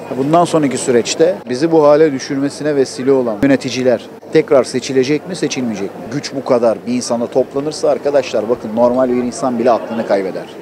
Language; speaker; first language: Turkish; native; Turkish